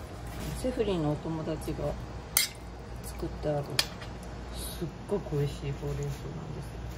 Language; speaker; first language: Japanese; native; Japanese